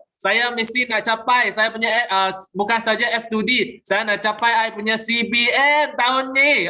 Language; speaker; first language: Malay; native; Malay